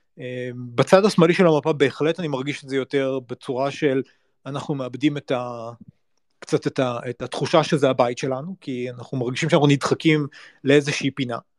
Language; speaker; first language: Hebrew; native; Hebrew